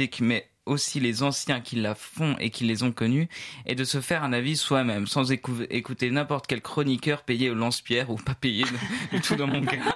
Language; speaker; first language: French; native; French